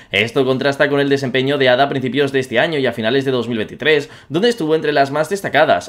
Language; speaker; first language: Spanish; native; Spanish